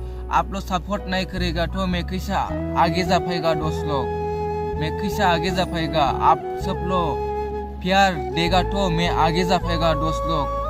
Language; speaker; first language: Hindi; non-native, local second language; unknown